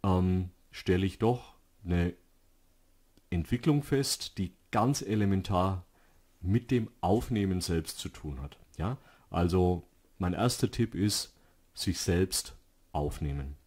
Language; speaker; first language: German; native; German